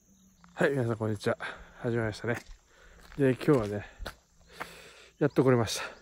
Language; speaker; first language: Japanese; native; Japanese